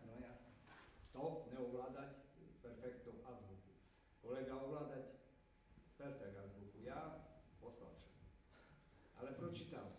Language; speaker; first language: Slovak; non-native, local second language; Rusyn